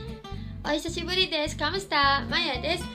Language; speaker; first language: Japanese; non-native, fluent; Filipino